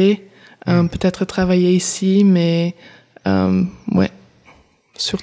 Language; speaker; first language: French; early bilingual, heritage; English